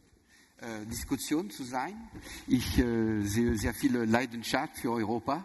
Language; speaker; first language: German; non-native, learner; French